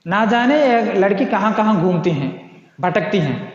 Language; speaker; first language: Hindi; non-native, local second language; Telugu